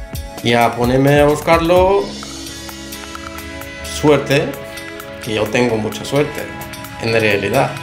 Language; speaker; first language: Spanish; non-native, fluent; Bulgarian